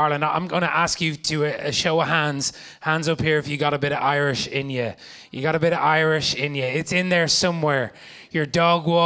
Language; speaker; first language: English; native; English